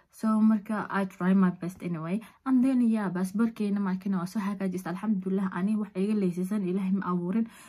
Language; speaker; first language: Somali; early bilingual, heritage; Somali